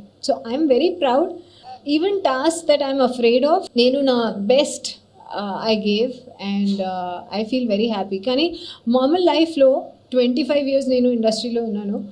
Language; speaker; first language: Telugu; non-native, learner; Hindi